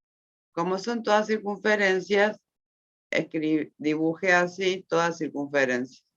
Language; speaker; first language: Spanish; native; Spanish